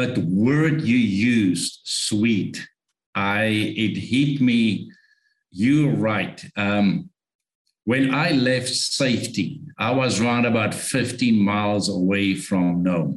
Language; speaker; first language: English; non-native, local second language; Afrikaans